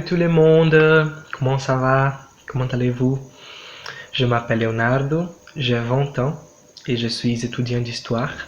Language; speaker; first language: French; non-native, learner; Portuguese